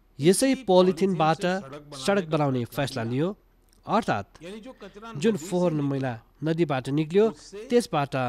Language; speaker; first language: Nepali; native; Nepali